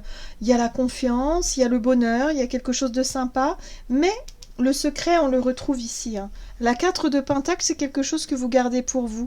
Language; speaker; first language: French; native; French